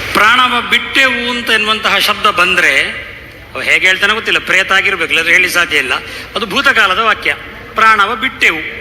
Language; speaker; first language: Kannada; non-native, local second language; Tulu